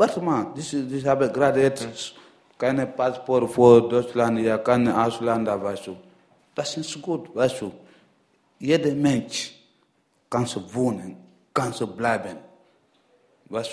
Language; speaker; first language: German; non-native, learner; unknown